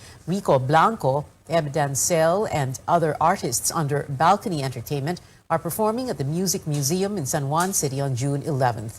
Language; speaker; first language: English; non-native, local second language; Filipino